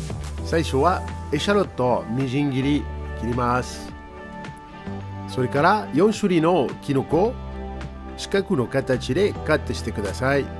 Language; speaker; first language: Japanese; non-native, fluent; French